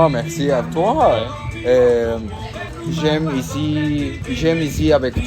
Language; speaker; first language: French; non-native, learner; Spanish